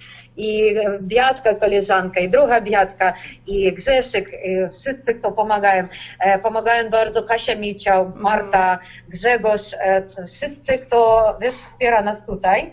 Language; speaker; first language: Polish; non-native, learner; Ukrainian